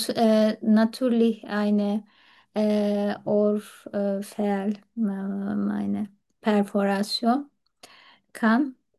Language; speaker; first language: German; non-native, learner; Turkish